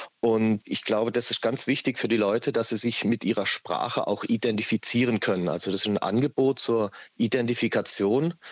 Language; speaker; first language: German; native; German